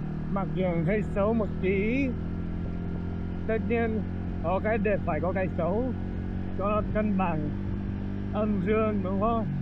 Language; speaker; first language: Vietnamese; non-native, fluent; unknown